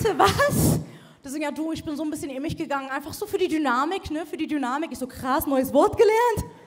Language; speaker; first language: German; early bilingual, other home language; Persian